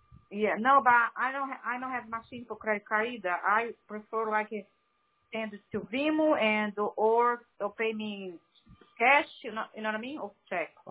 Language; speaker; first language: English; non-native, learner; Portuguese